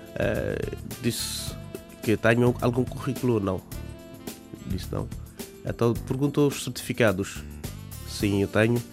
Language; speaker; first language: Portuguese; non-native, learner; Bangla